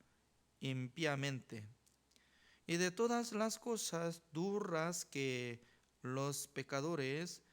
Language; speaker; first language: Spanish; non-native, learner; Korean